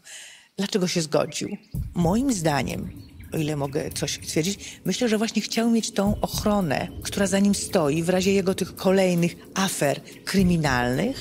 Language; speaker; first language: Polish; native; Polish